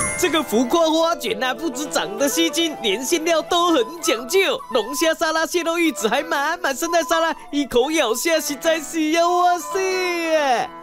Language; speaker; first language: Chinese; native; Chinese